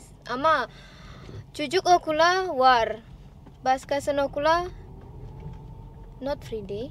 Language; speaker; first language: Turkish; non-native, learner; Indonesian